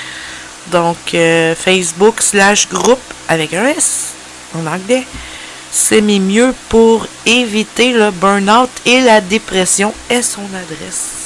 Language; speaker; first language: French; native; French